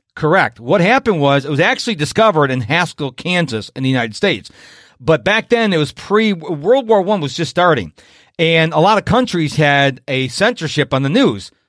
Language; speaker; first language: English; native; English